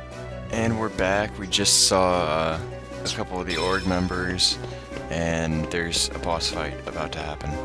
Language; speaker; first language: English; native; English